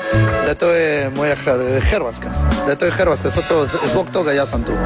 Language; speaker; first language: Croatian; non-native, learner; Spanish